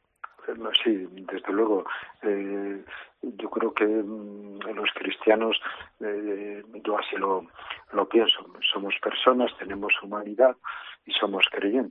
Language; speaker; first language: Spanish; native; Spanish